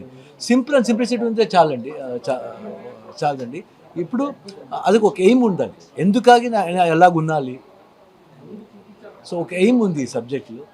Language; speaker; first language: Telugu; non-native, learner; Kannada